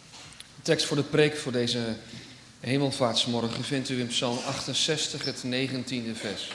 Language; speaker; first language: Dutch; native; Dutch